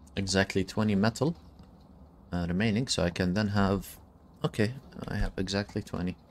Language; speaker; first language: English; non-native, fluent; Arabic